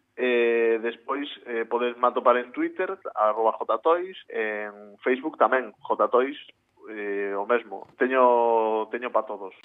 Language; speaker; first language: Galician; native; Galician